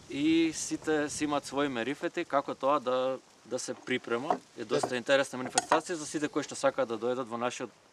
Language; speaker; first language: Macedonian; native; Macedonian